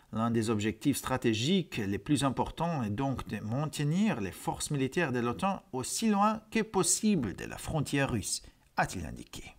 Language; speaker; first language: French; non-native, fluent; Hungarian